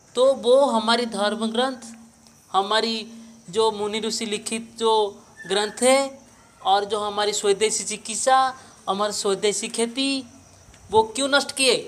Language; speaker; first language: Hindi; non-native, local second language; Odia